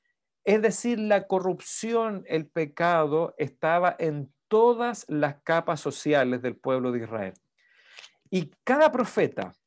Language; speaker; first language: Spanish; native; Spanish